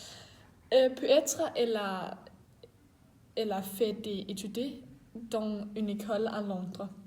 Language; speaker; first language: French; non-native, learner; Danish